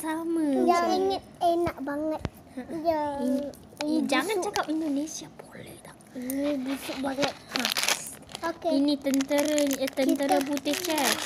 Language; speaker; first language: Indonesian; non-native, learner; Malay